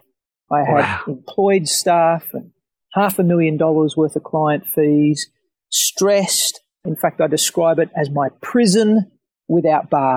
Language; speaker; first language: English; native; English